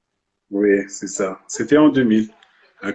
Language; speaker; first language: French; non-native, local second language; Arabic